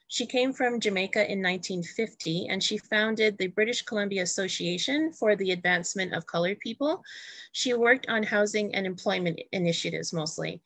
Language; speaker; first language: English; native; English